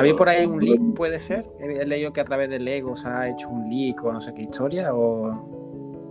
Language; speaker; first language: Spanish; native; Spanish